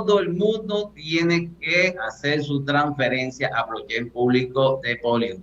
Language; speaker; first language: Spanish; native; Spanish